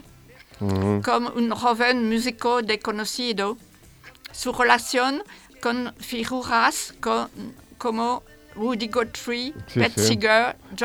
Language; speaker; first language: Spanish; non-native, fluent; French